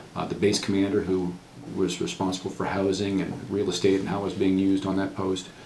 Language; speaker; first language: English; native; English